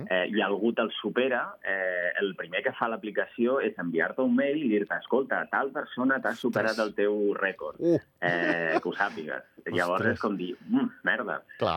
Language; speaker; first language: Catalan; native; Catalan